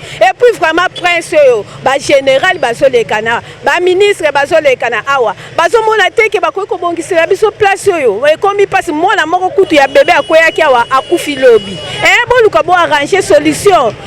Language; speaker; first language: Lingala; native; Lingala